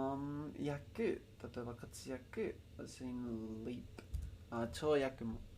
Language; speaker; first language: Japanese; non-native, learner; Spanish